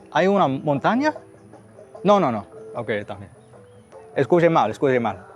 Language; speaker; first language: Spanish; non-native, learner; English